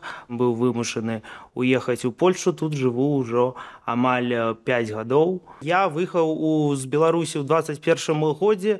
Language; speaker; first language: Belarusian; non-native, local second language; Russian